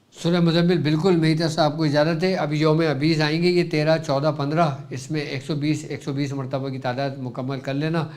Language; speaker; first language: Urdu; native; Urdu